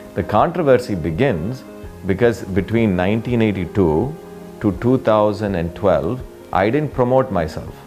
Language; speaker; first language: English; early bilingual, other home language; Tamil